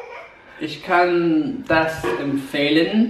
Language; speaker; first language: German; non-native, fluent; English